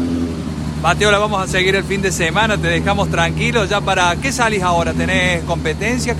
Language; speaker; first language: Spanish; native; Spanish